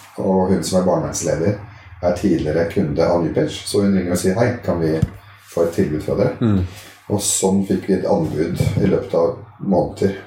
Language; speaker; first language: Norwegian; early bilingual, other home language; Arabic